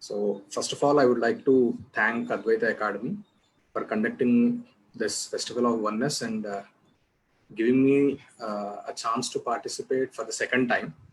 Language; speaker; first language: English; non-native, local second language; Telugu